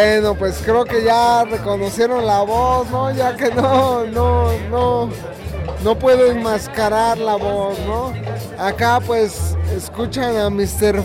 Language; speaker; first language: Spanish; native; Spanish